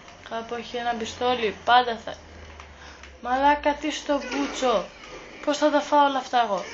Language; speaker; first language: Greek; native; Greek